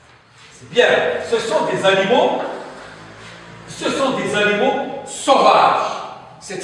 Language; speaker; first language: French; non-native, local second language; Arabic